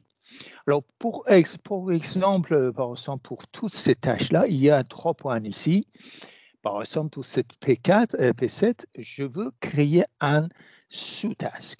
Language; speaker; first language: French; non-native, fluent; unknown